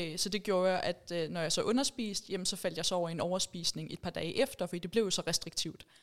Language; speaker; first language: Danish; early bilingual, other home language; Persian